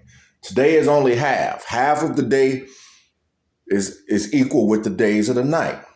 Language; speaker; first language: English; native; English